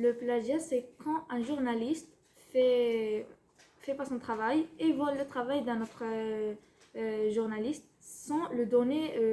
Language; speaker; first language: French; non-native, fluent; Spanish